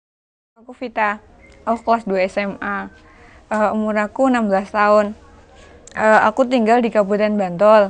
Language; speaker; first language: Indonesian; non-native, local second language; Javanese